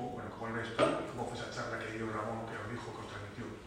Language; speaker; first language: Spanish; native; Spanish